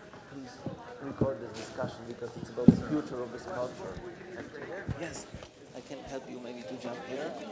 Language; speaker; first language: English; non-native, fluent; Polish